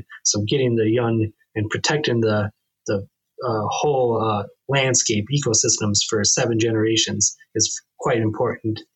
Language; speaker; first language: English; native; English